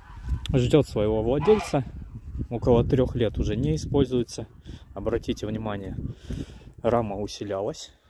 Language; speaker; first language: Russian; native; Russian